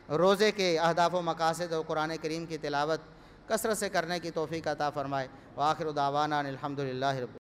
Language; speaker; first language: Urdu; non-native, local second language; Punjabi